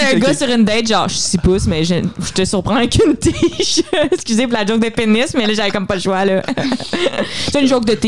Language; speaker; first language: French; native; French